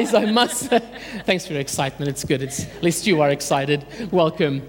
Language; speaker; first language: English; early bilingual, other home language; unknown